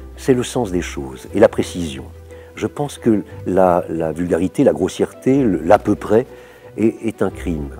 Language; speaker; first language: French; native; French